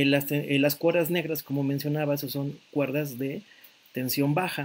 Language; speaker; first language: Spanish; native; Spanish